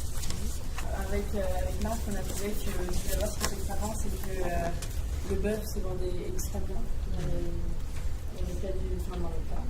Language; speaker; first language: French; native; French